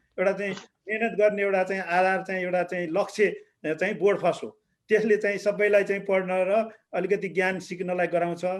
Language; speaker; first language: Nepali; native; Nepali